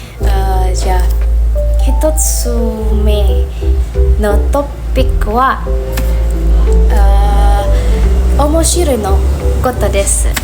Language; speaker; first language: Japanese; non-native, learner; Indonesian